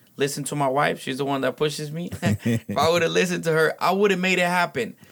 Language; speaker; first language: English; early bilingual, other home language; Spanish